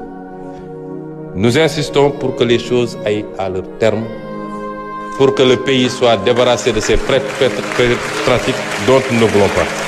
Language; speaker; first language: French; non-native, local second language; Wolof